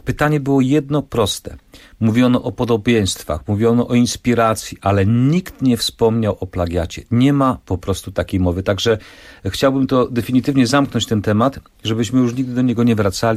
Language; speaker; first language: Polish; native; Polish